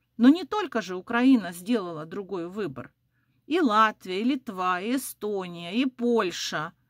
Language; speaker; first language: Russian; native; Russian